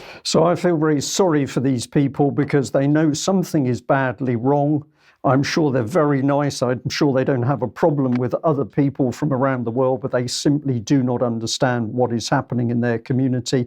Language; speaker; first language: English; native; English